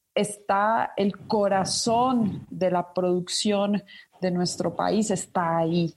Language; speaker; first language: Spanish; native; Spanish